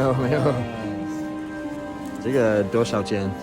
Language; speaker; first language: Chinese; non-native, learner; English